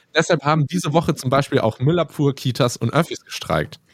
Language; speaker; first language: German; native; German